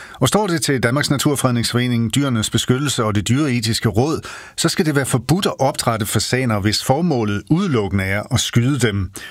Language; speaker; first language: Danish; native; Danish